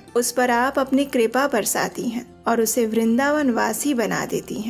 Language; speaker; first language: Hindi; native; Hindi